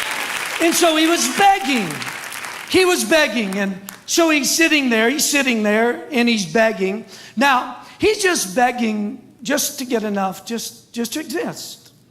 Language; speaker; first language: English; native; English